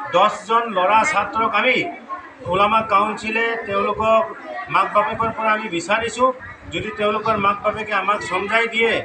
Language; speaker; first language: Assamese; non-native, local second language; Bangla